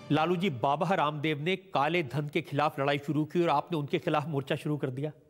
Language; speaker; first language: Hindi; native; Hindi